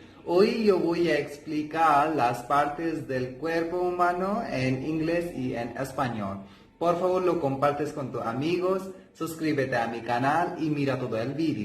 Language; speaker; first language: Spanish; non-native, fluent; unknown